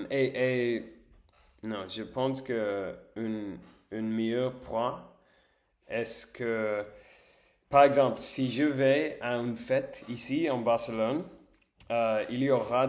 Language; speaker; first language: French; non-native, learner; English